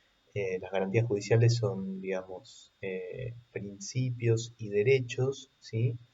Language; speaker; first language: Spanish; native; Spanish